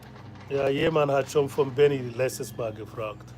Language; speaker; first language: German; non-native, fluent; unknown